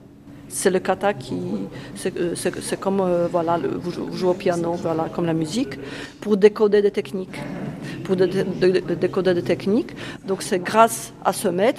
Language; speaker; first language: French; non-native, fluent; Polish